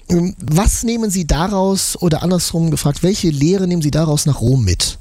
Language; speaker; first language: German; native; German